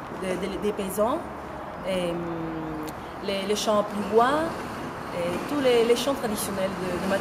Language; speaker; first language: French; non-native, fluent; Italian